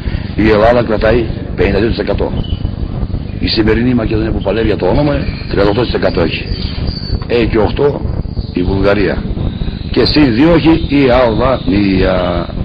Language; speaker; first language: Greek; non-native, local second language; Macedonian